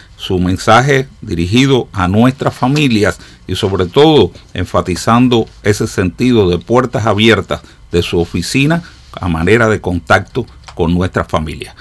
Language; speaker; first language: Spanish; native; Spanish